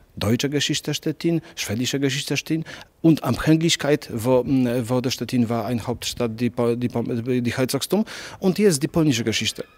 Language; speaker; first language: German; non-native, learner; Polish